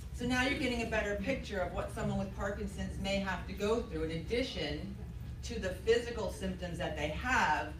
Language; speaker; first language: English; native; English